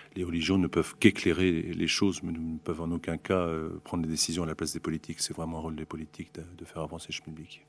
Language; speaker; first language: French; native; French